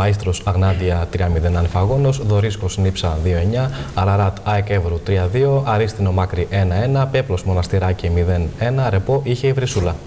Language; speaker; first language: Greek; native; Greek